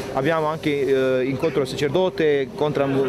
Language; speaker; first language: Italian; non-native, learner; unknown